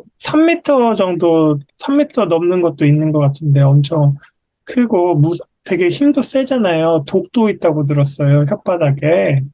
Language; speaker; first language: Korean; native; Korean